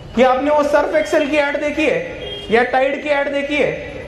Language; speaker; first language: Hindi; non-native, local second language; Marathi